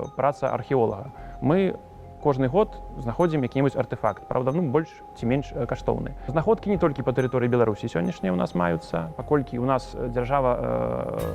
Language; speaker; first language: Belarusian; native; Belarusian